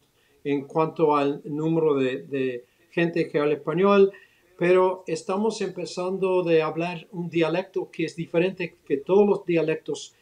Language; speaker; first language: Spanish; early bilingual, other home language; English